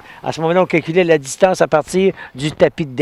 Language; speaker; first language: French; native; French